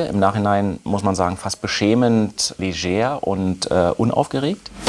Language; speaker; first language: German; native; German